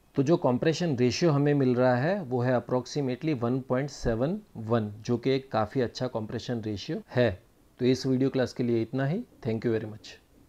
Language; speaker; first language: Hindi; non-native, local second language; Gujarati